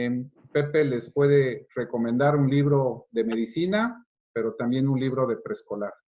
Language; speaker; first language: Spanish; native; Spanish